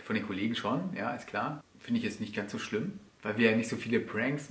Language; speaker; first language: German; native; German